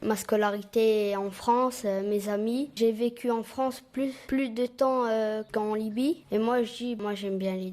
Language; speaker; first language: French; early bilingual, other home language; Arabic